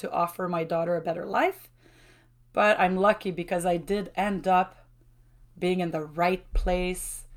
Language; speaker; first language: English; non-native, fluent; French